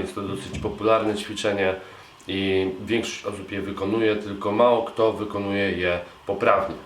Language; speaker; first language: Polish; native; Polish